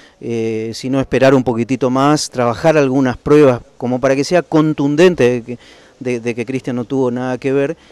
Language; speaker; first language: Spanish; native; Spanish